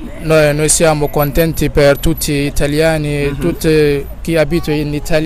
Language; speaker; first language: Italian; non-native, learner; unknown